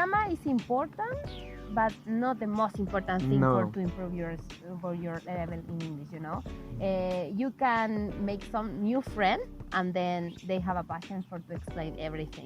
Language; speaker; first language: English; non-native, learner; Spanish